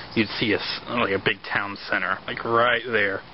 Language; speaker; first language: English; native; English